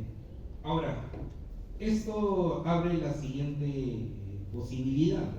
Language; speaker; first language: Spanish; native; Spanish